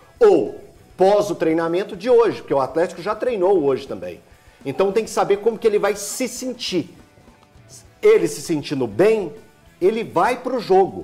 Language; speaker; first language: Portuguese; native; Portuguese